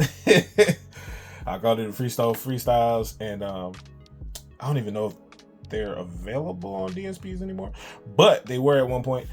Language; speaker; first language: English; native; English